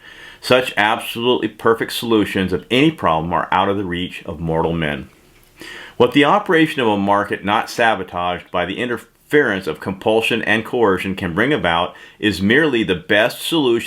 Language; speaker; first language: English; native; English